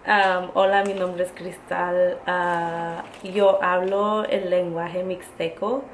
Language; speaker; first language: Spanish; early bilingual, heritage; Spanish